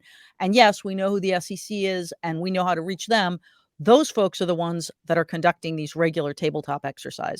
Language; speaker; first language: English; native; English